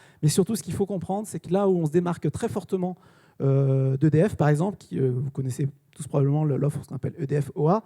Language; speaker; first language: French; native; French